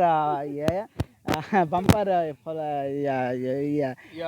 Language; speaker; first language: English; non-native, learner; Bangla